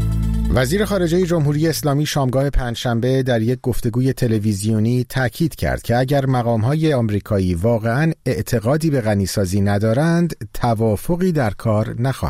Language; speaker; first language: Persian; native; Persian